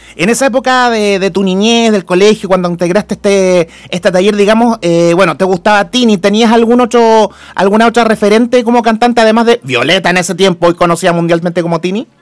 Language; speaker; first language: Spanish; native; Spanish